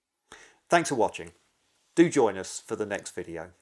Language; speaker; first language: English; native; English